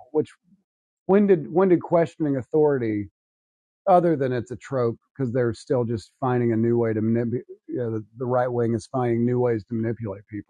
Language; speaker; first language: English; native; English